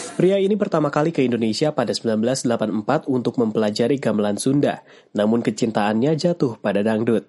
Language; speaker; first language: Indonesian; native; Indonesian